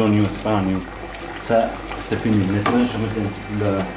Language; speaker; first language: French; non-native, learner; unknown